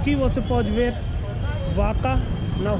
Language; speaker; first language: Portuguese; non-native, learner; Hindi